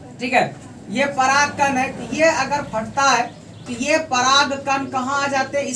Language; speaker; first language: Hindi; native; Hindi